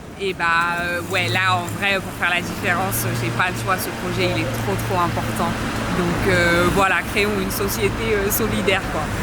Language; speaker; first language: French; native; French